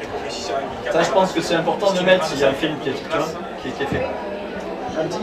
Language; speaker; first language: French; native; French